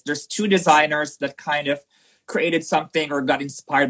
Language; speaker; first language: English; non-native, local second language; Filipino